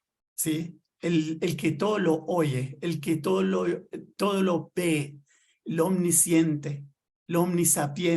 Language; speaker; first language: Spanish; non-native, fluent; Arabic